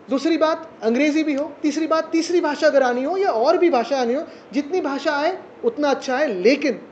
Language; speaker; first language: Hindi; non-native, local second language; Marathi